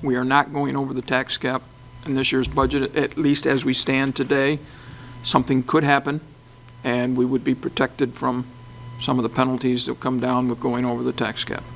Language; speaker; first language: English; native; English